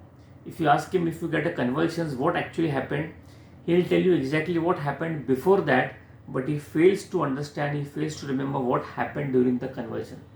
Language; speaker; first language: English; non-native, local second language; Hindi